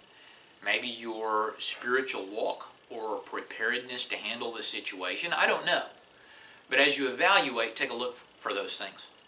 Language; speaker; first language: English; native; English